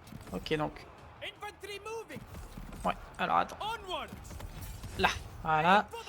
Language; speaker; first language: French; native; French